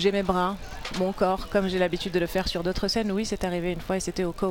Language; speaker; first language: French; non-native, local second language; Arabic